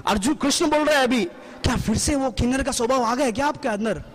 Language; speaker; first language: Hindi; non-native, fluent; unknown